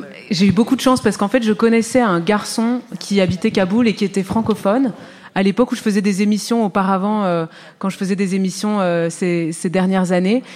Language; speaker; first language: French; native; French